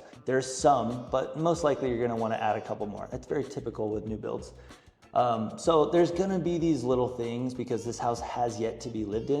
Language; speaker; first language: English; native; English